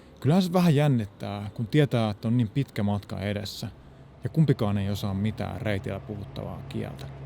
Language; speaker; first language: Finnish; native; Finnish